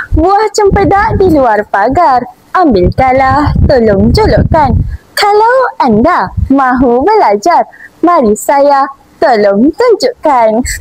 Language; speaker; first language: Malay; native; Malay